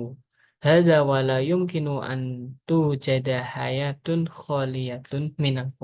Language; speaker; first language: Arabic; non-native, learner; Indonesian